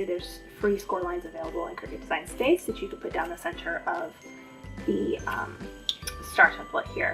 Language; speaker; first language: English; native; English